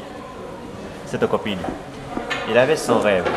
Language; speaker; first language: French; non-native, fluent; Japanese